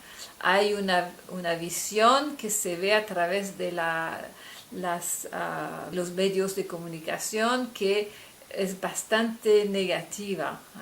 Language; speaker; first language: Spanish; non-native, fluent; French